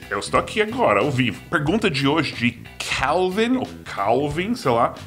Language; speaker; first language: Portuguese; non-native, fluent; English